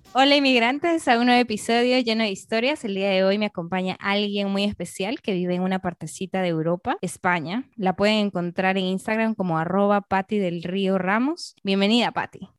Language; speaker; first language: Spanish; native; Spanish